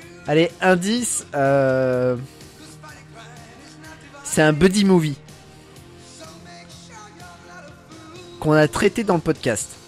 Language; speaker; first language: French; native; French